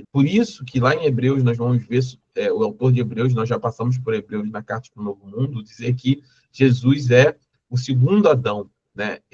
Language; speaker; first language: Portuguese; native; Portuguese